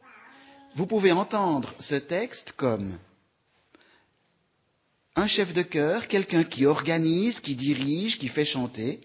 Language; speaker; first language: French; native; French